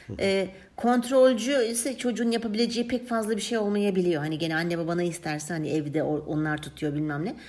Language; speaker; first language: Turkish; early bilingual, heritage; Turkish